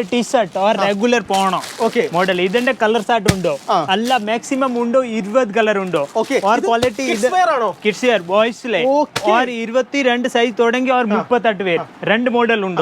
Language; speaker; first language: Malayalam; non-native, local second language; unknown